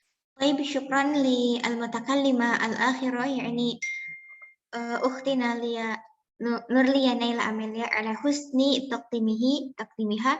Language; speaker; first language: Arabic; non-native, learner; Indonesian